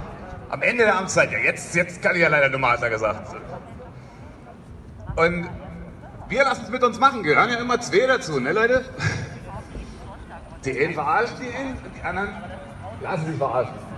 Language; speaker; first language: German; native; German